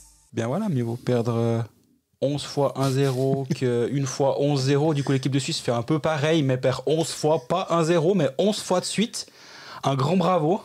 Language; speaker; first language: French; native; French